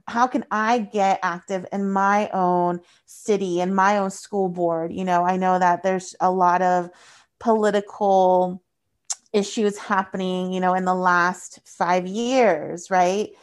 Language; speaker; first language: English; early bilingual, other home language; Spanish